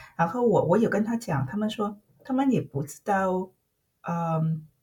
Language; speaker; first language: Chinese; non-native, fluent; Vietnamese